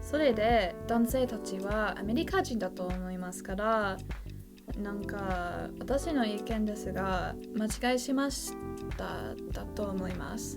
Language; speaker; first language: Japanese; non-native, learner; English